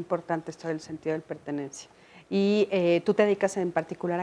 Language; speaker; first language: Spanish; native; Spanish